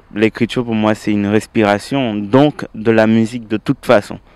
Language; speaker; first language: French; native; French